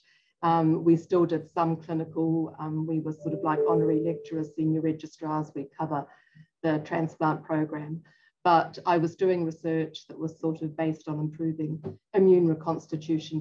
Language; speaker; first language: English; native; English